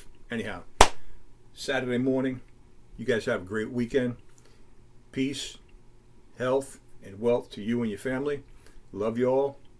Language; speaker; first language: English; native; English